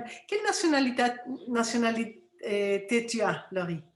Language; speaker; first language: French; non-native, fluent; Spanish